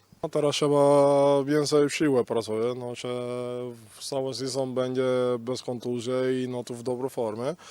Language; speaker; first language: Polish; non-native, learner; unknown